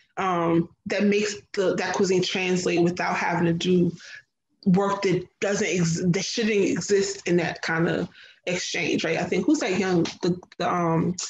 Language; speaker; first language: English; native; English